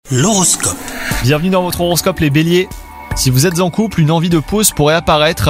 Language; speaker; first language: French; native; French